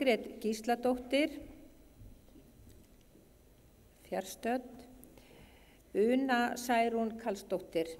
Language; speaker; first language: Icelandic; native; Icelandic